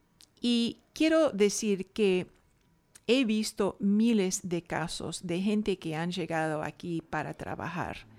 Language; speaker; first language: Spanish; non-native, fluent; English